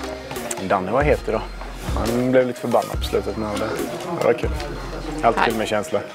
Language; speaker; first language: Swedish; native; Swedish